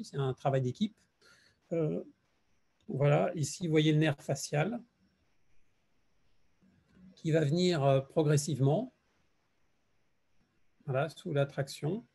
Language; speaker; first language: French; native; French